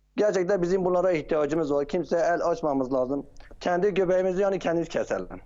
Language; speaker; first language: Turkish; non-native, local second language; Kurdish